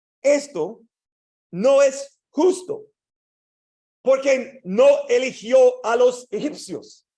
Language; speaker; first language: Spanish; non-native, learner; English